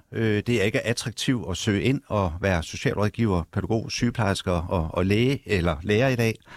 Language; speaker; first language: Danish; native; Danish